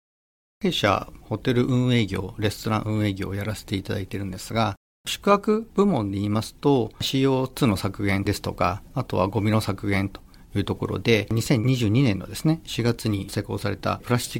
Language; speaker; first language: Japanese; native; Japanese